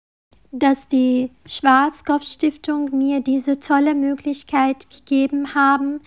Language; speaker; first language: German; non-native, fluent; Arabic